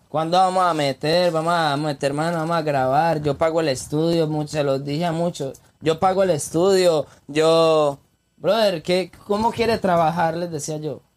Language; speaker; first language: Spanish; native; Spanish